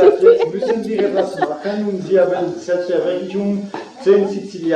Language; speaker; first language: German; non-native, fluent; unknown